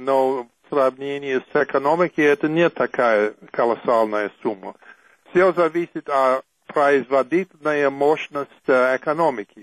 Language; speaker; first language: Russian; non-native, fluent; English